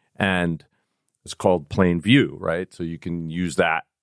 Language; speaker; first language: English; native; English